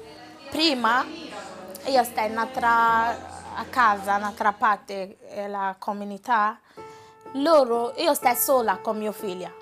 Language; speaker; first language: Italian; non-native, learner; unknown